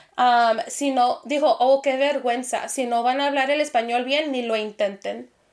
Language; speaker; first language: Spanish; early bilingual, heritage; Spanish